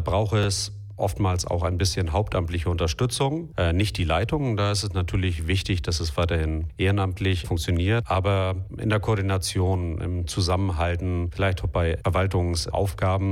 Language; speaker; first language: German; native; German